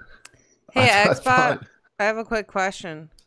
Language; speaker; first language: English; native; English